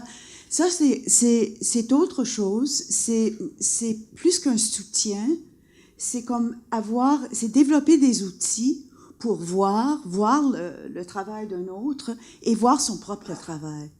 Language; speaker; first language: French; non-native, local second language; English